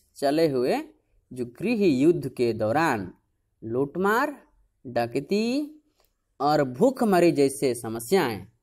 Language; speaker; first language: Hindi; non-native, local second language; Odia